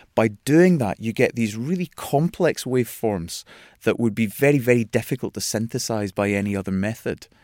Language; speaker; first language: English; native; English